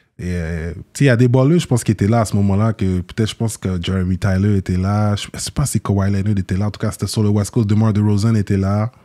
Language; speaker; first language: French; early bilingual, other home language; Haitian Creole